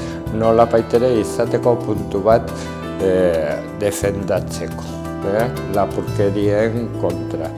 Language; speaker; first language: Basque; non-native, local second language; Spanish